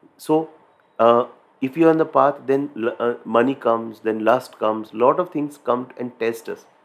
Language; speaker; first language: English; non-native, local second language; Hindi